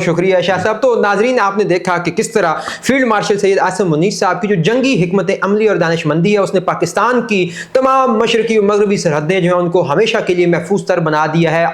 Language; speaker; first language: Urdu; native; Urdu